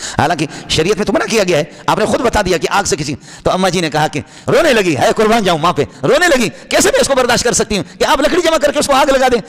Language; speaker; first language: Urdu; non-native, local second language; Baluchi